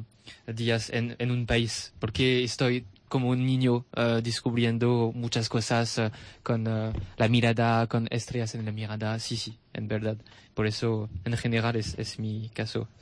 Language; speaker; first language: Spanish; non-native, learner; French